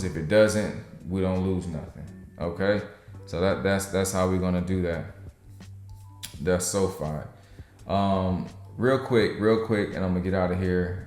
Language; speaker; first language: English; native; English